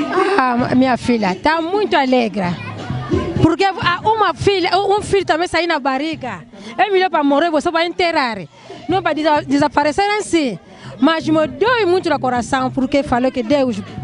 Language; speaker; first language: Portuguese; non-native, local second language; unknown